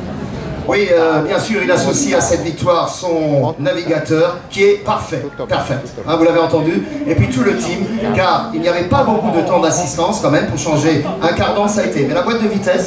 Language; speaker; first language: French; native; French